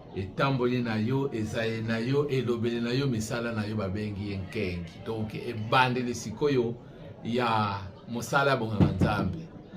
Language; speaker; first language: Lingala; non-native, local second language; Kongo